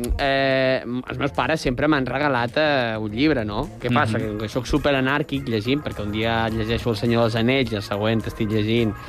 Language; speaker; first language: Catalan; native; Catalan